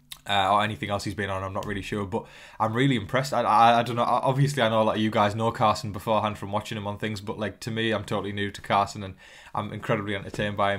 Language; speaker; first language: English; native; English